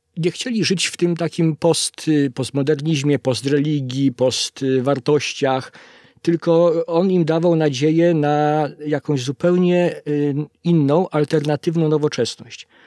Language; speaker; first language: Polish; native; Polish